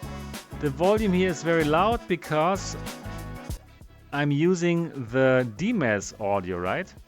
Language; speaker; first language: English; non-native, fluent; German